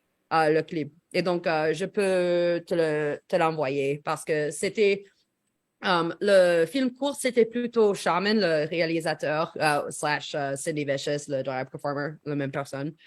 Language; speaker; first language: French; non-native, learner; English